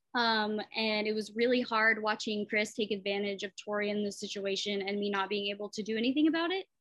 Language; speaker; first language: English; native; English